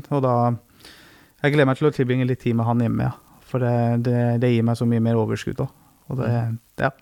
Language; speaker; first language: Norwegian; early bilingual, other home language; Persian